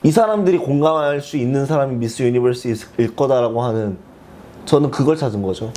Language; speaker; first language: Korean; native; Korean